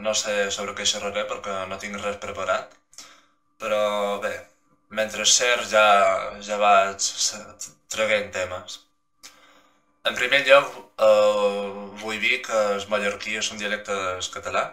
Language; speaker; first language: Catalan; non-native, local second language; Spanish